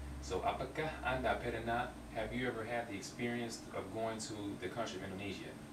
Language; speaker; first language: English; native; English